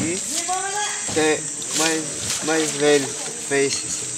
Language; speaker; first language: Portuguese; non-native, local second language; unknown